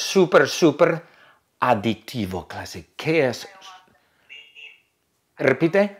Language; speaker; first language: Spanish; non-native, fluent; English